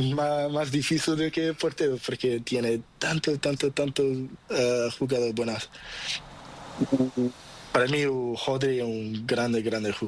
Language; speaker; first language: Spanish; non-native, learner; Portuguese